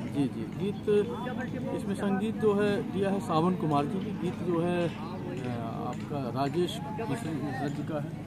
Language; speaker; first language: Hindi; native; Hindi